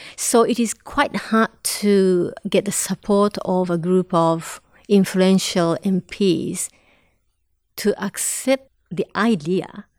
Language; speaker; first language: English; non-native, fluent; Japanese